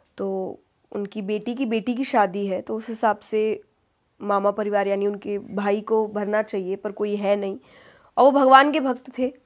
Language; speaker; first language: Hindi; native; Hindi